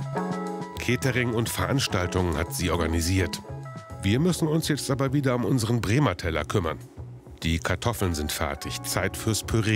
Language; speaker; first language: German; native; German